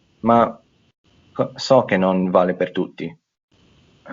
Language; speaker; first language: Italian; non-native, fluent; English